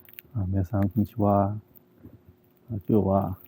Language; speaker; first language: Japanese; non-native, learner; Chinese